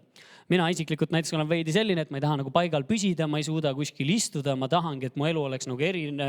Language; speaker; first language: Estonian; native; Estonian